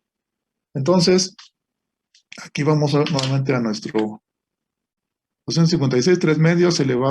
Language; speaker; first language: Spanish; native; Spanish